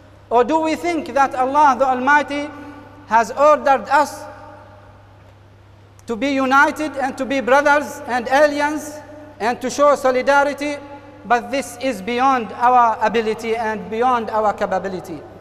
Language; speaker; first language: English; non-native, fluent; Arabic